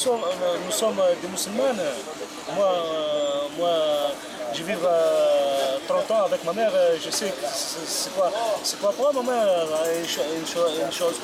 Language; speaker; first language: French; non-native, local second language; Arabic